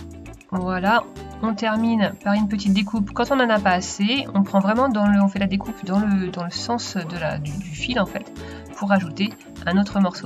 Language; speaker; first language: French; native; French